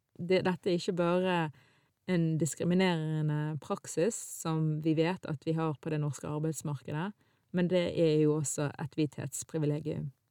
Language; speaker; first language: Norwegian; early bilingual, other home language; Arabic